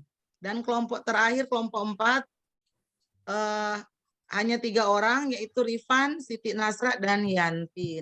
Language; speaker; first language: Indonesian; native; Indonesian